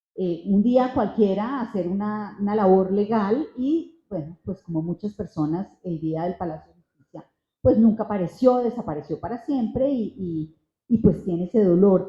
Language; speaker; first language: Spanish; native; Spanish